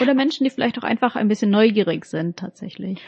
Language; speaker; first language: German; native; German